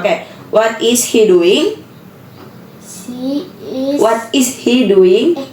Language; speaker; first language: English; non-native, learner; Indonesian